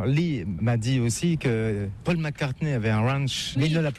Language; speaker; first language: French; native; French